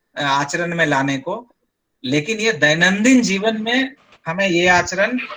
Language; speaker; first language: Hindi; non-native, local second language; Bangla